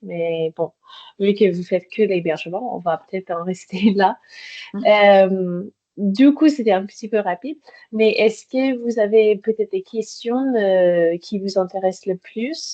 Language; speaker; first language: French; native; French